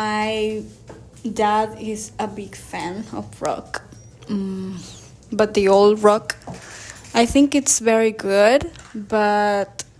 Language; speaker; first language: English; non-native, learner; Spanish